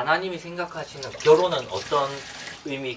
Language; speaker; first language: Korean; native; Korean